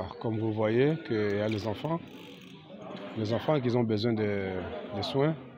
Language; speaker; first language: French; non-native, learner; Portuguese